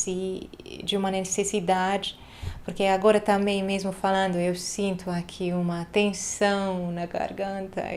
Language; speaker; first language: Portuguese; non-native, fluent; Hungarian